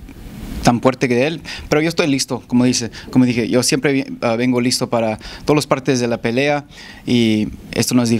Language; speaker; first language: Spanish; early bilingual, heritage; Spanish